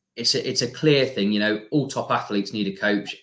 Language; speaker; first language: English; native; English